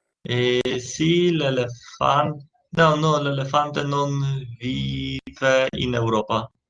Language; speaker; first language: Italian; non-native, learner; Polish